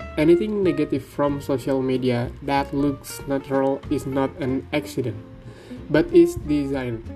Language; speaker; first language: English; non-native, learner; Indonesian